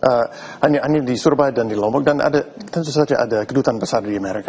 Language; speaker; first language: Indonesian; non-native, fluent; English